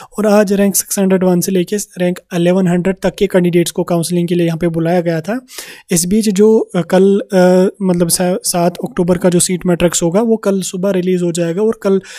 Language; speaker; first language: Hindi; non-native, local second language; Kashmiri